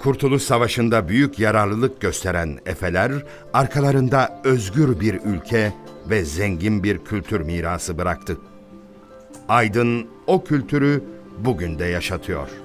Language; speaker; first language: Turkish; native; Turkish